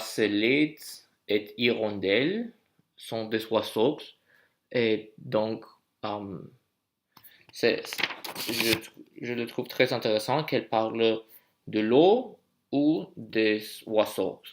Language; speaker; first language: French; non-native, learner; English